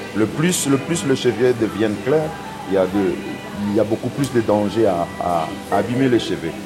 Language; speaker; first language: French; non-native, local second language; Lingala